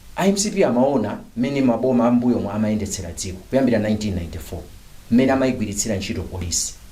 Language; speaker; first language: Nyanja; native; Nyanja